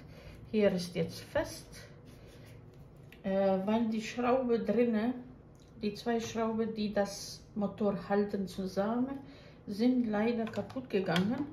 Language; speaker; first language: German; non-native, fluent; Croatian